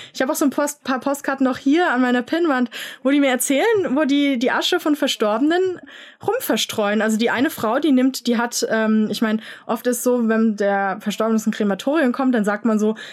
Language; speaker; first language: German; native; German